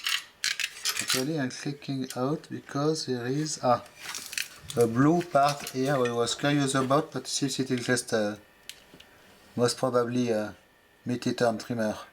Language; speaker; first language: English; non-native, fluent; French